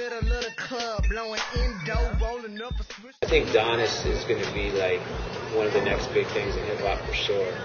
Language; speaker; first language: English; native; English